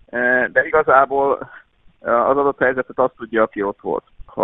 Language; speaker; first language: Hungarian; native; Hungarian